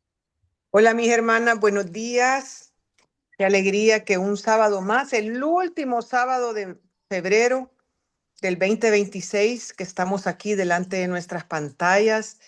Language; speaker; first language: Spanish; native; Spanish